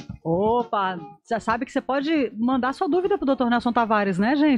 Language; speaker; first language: Portuguese; native; Portuguese